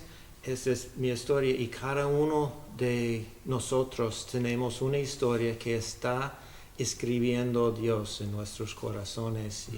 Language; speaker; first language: Spanish; non-native, learner; English